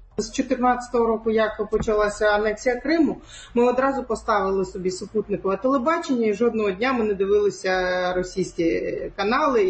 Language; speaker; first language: Ukrainian; non-native, local second language; Crimean Tatar